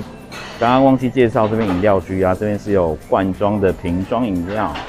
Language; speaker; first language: Chinese; native; Chinese